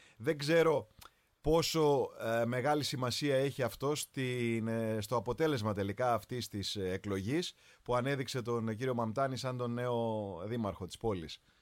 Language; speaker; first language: Greek; native; Greek